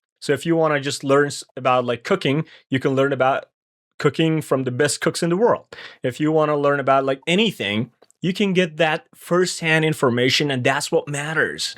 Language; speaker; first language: English; non-native, fluent; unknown